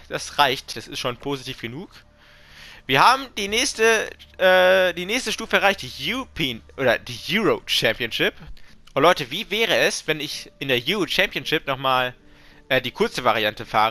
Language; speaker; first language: German; native; German